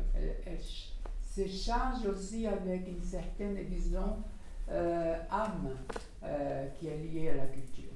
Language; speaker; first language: French; non-native, fluent; Portuguese